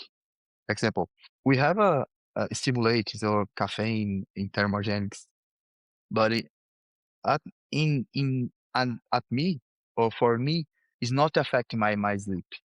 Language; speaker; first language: English; non-native, learner; Portuguese